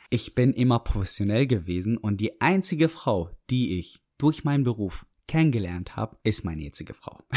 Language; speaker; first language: German; non-native, fluent; Arabic